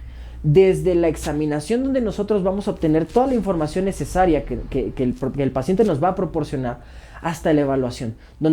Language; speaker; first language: Spanish; native; Spanish